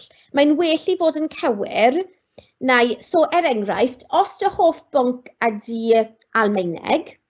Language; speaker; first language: Welsh; non-native, local second language; English